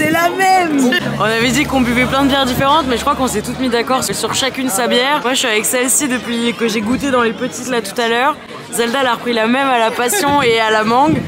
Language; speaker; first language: French; native; French